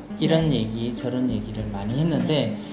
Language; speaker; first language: Korean; non-native, local second language; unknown